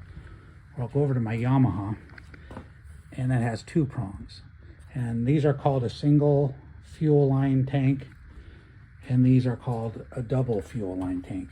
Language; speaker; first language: English; native; English